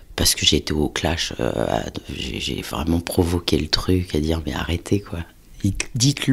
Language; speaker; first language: French; native; French